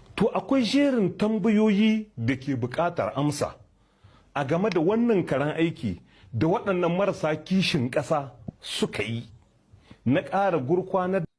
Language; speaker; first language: Hausa; native; Hausa